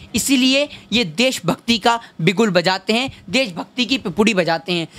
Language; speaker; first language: Hindi; native; Hindi